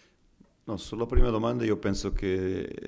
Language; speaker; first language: Italian; non-native, fluent; Portuguese